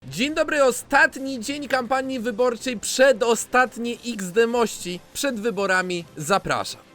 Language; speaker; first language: Polish; native; Polish